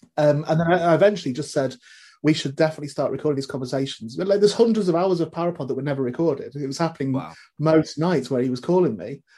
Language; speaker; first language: English; native; English